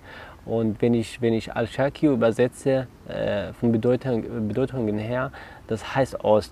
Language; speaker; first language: German; non-native, learner; Kurdish